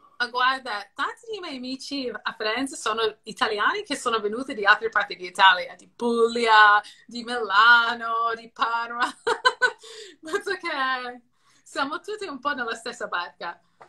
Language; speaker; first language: Italian; non-native, fluent; English